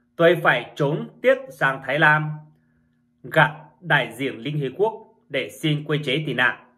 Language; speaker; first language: Vietnamese; native; Vietnamese